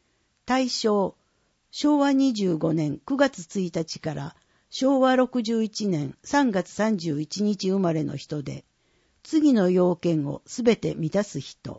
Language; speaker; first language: Japanese; native; Japanese